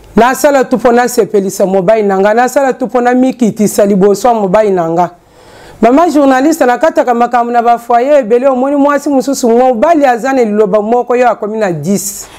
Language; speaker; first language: Lingala; native; Lingala